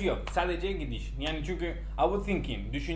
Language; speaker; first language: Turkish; non-native, learner; Spanish